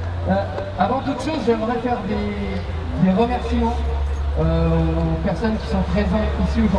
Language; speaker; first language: French; native; French